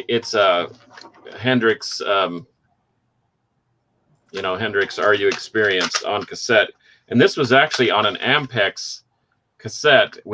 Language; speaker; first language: English; native; English